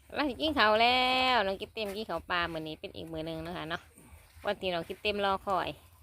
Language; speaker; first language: Thai; native; Thai